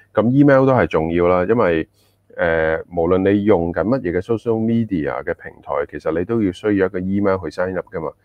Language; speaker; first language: Cantonese; early bilingual, heritage; Cantonese